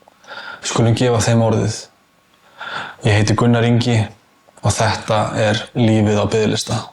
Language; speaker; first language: Icelandic; native; Icelandic